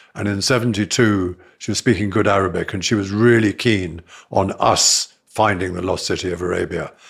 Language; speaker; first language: English; native; English